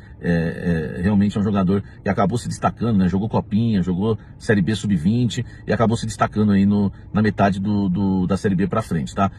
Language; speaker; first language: Portuguese; native; Portuguese